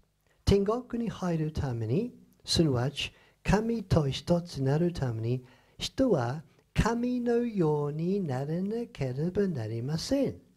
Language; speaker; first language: Japanese; non-native, fluent; English